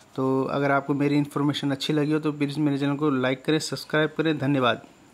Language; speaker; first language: Hindi; native; Hindi